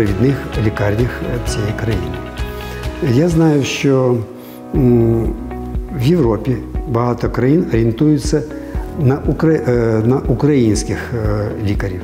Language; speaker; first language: Ukrainian; non-native, local second language; Russian